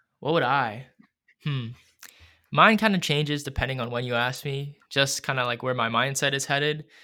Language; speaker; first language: English; native; English